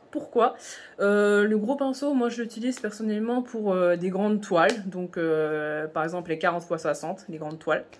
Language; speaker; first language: French; native; French